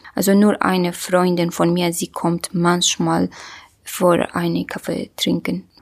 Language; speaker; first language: German; non-native, learner; Kurdish